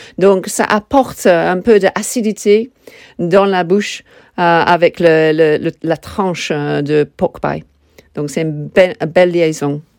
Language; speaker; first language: French; non-native, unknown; English